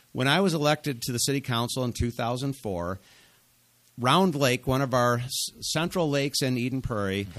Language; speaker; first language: English; native; English